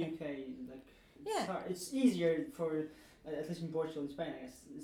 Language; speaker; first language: English; non-native, fluent; Portuguese